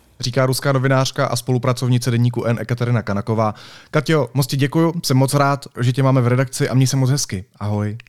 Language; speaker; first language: Czech; native; Czech